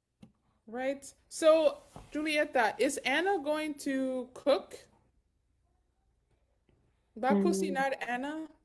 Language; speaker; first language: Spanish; early bilingual, heritage; Spanish